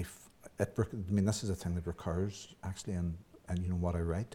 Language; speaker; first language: English; native; English